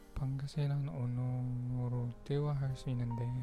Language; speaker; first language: Korean; non-native, fluent; Pangasinan